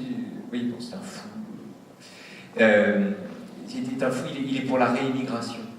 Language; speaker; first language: French; native; French